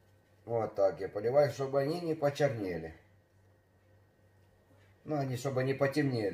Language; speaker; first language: Russian; native; Russian